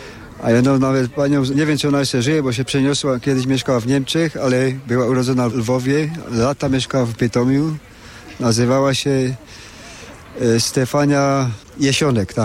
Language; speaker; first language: Polish; native; Polish